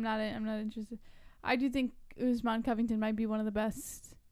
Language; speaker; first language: English; native; English